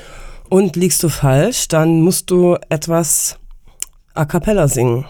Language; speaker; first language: German; native; German